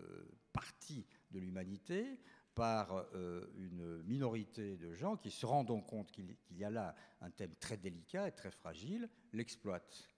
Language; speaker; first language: French; native; French